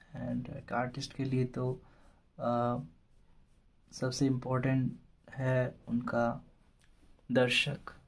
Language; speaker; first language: Hindi; non-native, local second language; Bangla